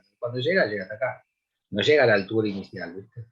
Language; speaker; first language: Spanish; native; Spanish